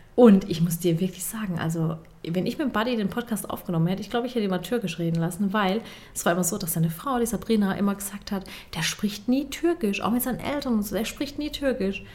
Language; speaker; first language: German; early bilingual, other home language; Turkish